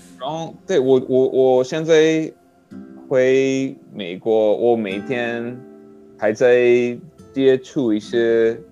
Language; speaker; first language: Chinese; non-native, learner; English